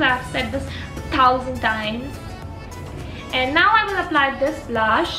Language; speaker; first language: English; non-native, local second language; Hindi